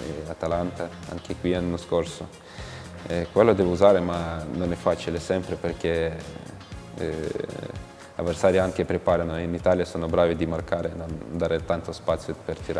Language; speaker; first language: Italian; non-native, fluent; Ukrainian